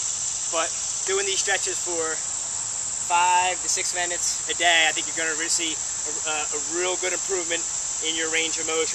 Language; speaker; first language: English; native; English